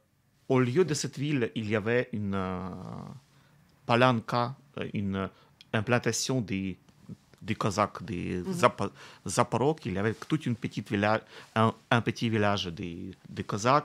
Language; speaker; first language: French; non-native, fluent; Russian